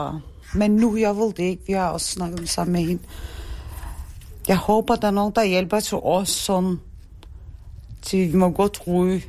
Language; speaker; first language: Danish; non-native, learner; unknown